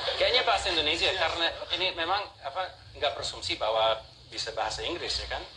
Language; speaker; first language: Indonesian; non-native, fluent; English